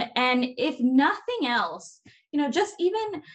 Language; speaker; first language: English; native; English